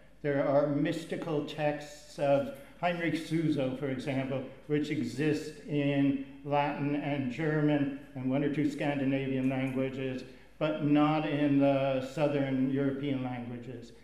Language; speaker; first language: English; native; English